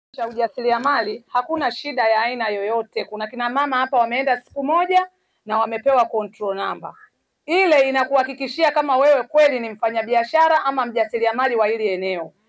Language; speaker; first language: Swahili; native; Swahili